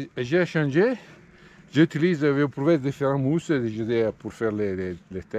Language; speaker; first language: French; non-native, learner; Italian